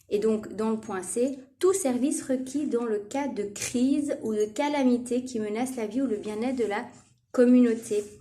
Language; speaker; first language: French; native; French